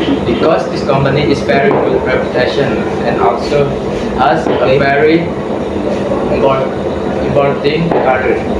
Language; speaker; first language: English; non-native, learner; Indonesian